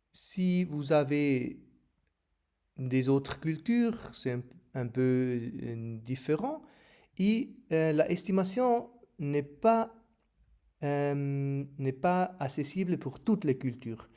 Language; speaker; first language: French; non-native, learner; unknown